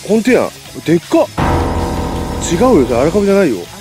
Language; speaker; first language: Japanese; native; Japanese